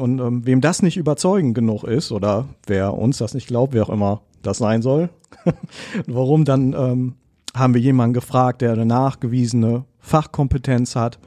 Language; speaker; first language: German; native; German